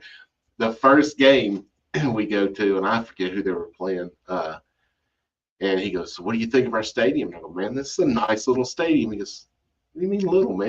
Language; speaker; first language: English; native; English